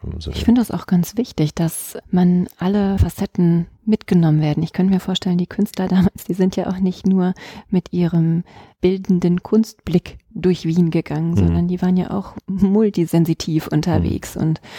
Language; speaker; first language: German; native; German